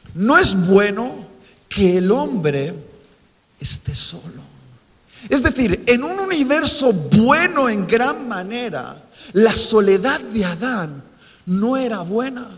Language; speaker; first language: Spanish; native; Spanish